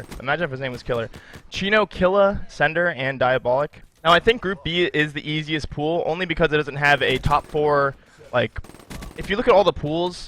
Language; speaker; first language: English; native; English